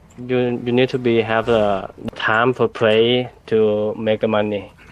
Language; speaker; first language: English; non-native, learner; Thai